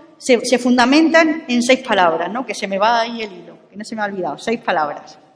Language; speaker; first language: Spanish; native; Spanish